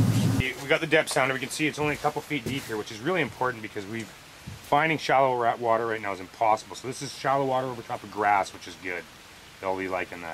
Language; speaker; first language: English; native; English